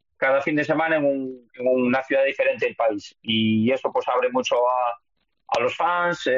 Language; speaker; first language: Spanish; native; Spanish